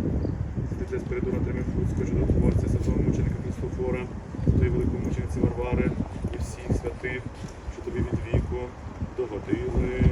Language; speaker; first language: Ukrainian; native; Ukrainian